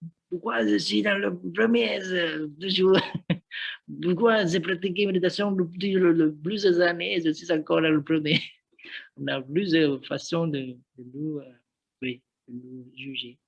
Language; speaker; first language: French; non-native, learner; Vietnamese